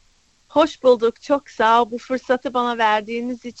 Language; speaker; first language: Turkish; early bilingual, other home language; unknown